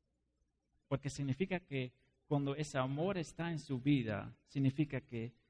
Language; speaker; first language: Spanish; non-native, fluent; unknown